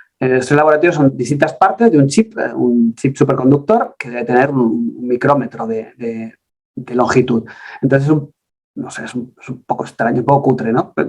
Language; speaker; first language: Spanish; native; Spanish